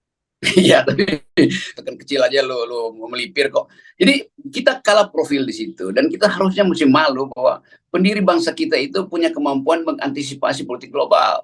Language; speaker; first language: Indonesian; native; Indonesian